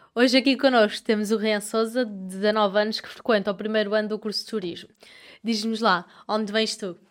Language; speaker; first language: Portuguese; native; Portuguese